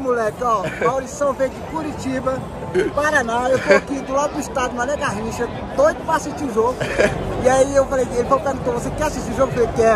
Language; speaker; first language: Portuguese; native; Portuguese